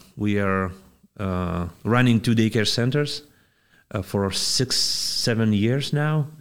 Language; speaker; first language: English; non-native, fluent; Lithuanian